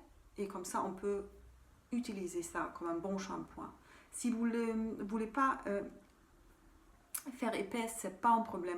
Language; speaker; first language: French; non-native, fluent; German